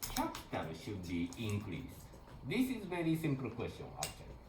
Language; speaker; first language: English; non-native, learner; Japanese